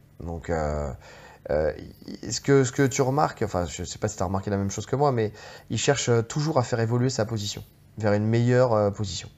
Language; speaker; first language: French; native; French